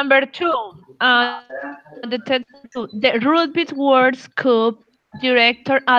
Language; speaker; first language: English; non-native, learner; Spanish